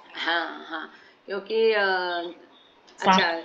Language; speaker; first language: Hindi; non-native, local second language; Marathi